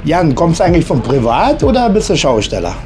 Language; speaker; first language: German; native; German